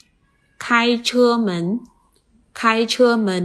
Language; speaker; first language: Chinese; non-native, fluent; Khmer